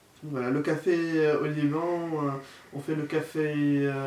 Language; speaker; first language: French; non-native, local second language; Arabic